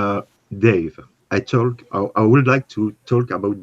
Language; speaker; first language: English; non-native, learner; French